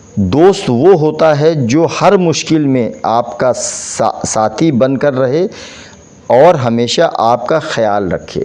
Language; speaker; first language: Urdu; native; Urdu